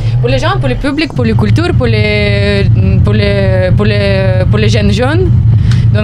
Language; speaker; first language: French; non-native, learner; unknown